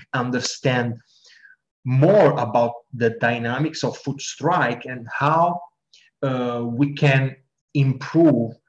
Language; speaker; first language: English; non-native, fluent; Italian